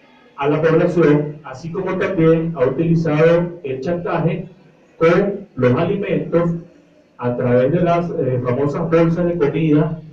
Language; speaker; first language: Spanish; native; Spanish